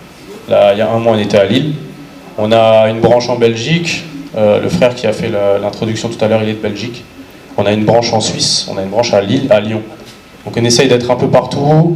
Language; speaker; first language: French; native; French